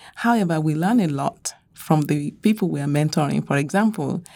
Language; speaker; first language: English; non-native, local second language; Yoruba